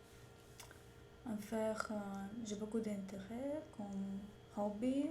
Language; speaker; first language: French; non-native, learner; Russian